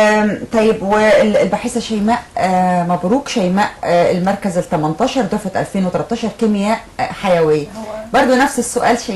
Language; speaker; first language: Arabic; native; Arabic